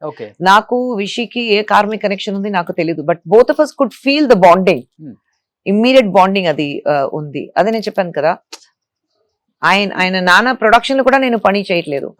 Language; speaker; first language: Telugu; non-native, fluent; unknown